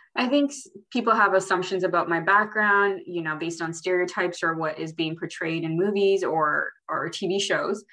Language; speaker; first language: English; early bilingual, other home language; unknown